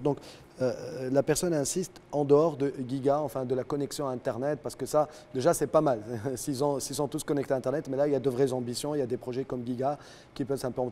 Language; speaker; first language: French; non-native, local second language; Arabic